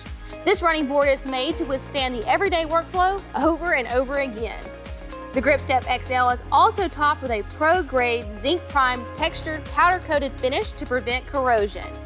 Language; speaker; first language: English; native; English